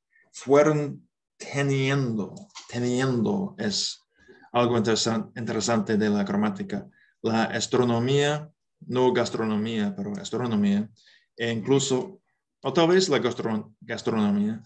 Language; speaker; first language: Spanish; non-native, fluent; English